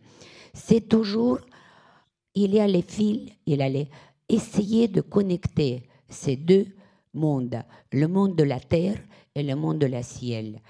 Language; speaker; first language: French; non-native, fluent; Russian